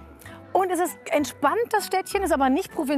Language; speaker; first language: German; native; German